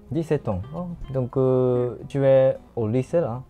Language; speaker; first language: French; non-native, fluent; Japanese